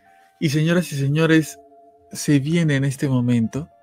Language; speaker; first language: Spanish; native; Spanish